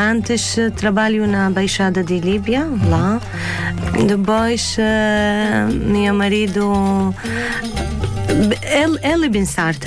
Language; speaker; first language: Portuguese; non-native, learner; Arabic